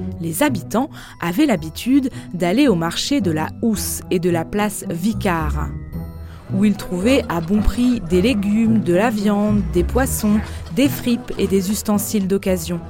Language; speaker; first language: French; native; French